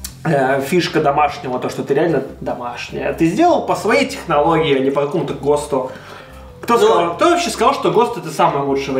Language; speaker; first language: Russian; native; Russian